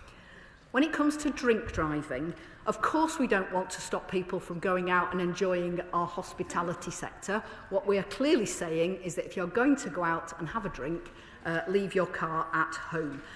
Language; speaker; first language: English; native; English